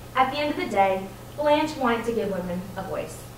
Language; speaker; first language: English; native; English